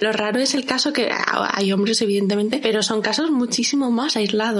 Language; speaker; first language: Spanish; native; Spanish